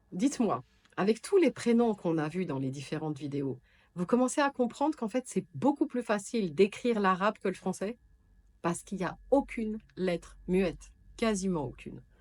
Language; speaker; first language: French; native; French